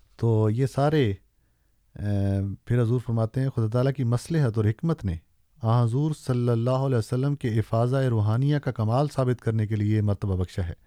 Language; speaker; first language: Urdu; native; Urdu